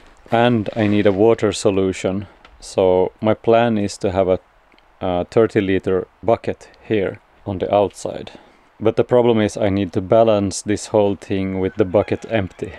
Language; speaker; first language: English; non-native, fluent; Swedish